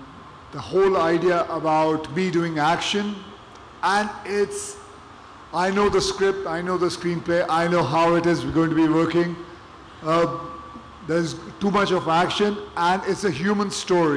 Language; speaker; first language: English; non-native, local second language; Hindi